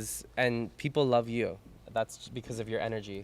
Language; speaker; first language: English; native; English